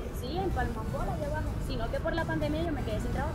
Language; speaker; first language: Spanish; native; Spanish